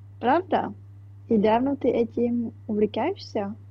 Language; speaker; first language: Russian; non-native, learner; Czech